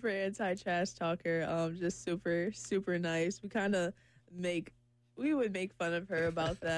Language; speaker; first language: English; native; English